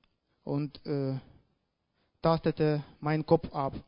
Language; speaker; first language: German; non-native, learner; Russian